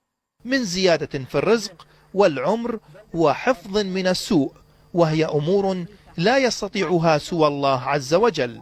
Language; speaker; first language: Arabic; native; Arabic